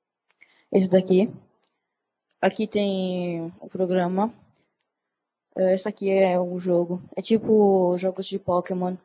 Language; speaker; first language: Portuguese; early bilingual, other home language; Italian